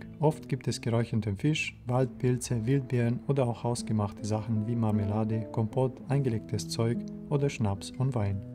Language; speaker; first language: German; native; German